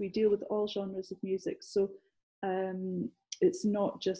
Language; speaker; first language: English; native; English